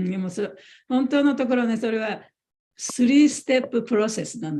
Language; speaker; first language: Japanese; native; Japanese